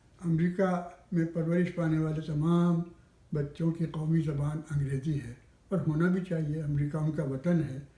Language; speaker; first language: Urdu; native; Urdu